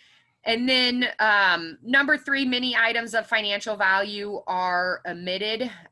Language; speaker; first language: English; native; English